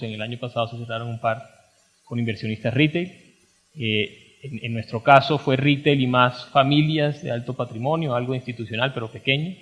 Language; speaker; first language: Spanish; native; Spanish